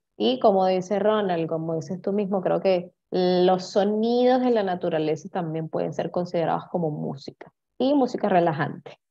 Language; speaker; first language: Spanish; native; Spanish